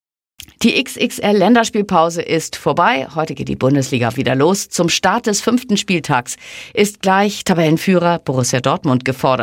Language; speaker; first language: German; native; German